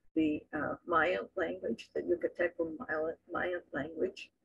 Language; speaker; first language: English; native; English